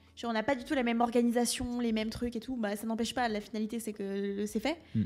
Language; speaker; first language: French; native; French